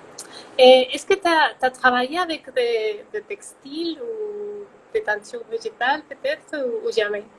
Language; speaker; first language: French; non-native, fluent; Spanish